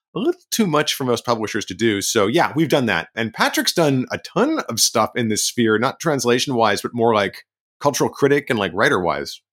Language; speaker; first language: English; native; English